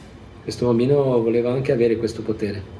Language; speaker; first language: Italian; non-native, fluent; Portuguese